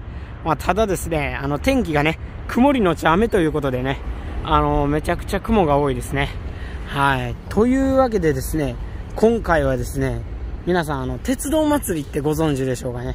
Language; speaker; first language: Japanese; native; Japanese